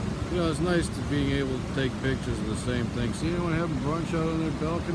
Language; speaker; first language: English; native; English